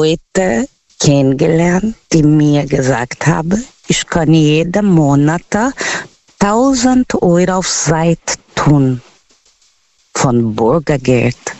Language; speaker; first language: German; non-native, learner; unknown